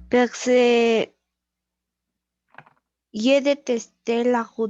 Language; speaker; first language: French; non-native, learner; Spanish